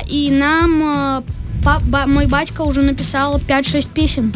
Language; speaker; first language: Belarusian; non-native, local second language; Russian